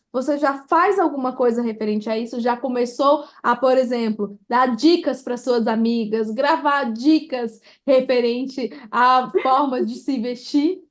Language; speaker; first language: Portuguese; native; Portuguese